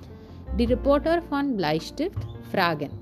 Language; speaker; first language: German; non-native, fluent; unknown